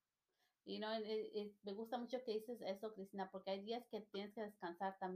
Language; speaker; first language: Spanish; native; Spanish